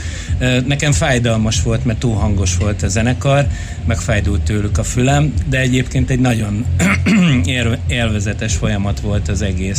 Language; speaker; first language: Hungarian; native; Hungarian